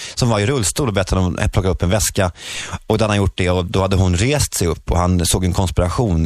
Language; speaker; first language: Swedish; native; Swedish